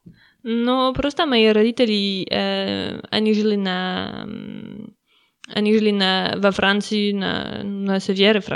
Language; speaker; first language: Russian; non-native, learner; French